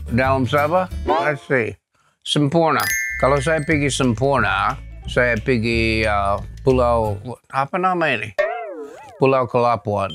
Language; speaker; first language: Malay; non-native, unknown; English